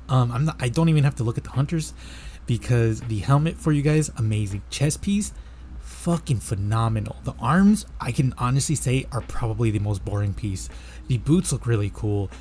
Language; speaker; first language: English; native; English